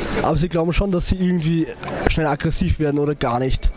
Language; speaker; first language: German; native; German